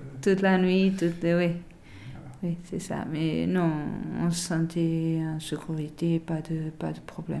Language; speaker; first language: French; non-native, learner; Portuguese